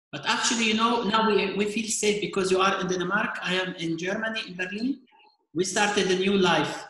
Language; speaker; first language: English; non-native, fluent; Arabic